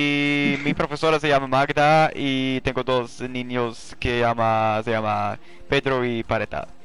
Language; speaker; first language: Spanish; non-native, learner; Swedish